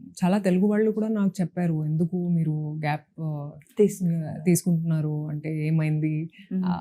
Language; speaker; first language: Telugu; non-native, local second language; Hindi